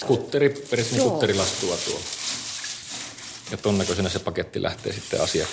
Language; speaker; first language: Finnish; native; Finnish